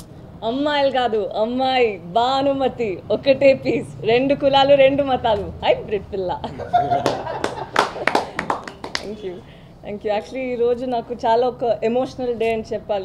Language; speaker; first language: Telugu; non-native, learner; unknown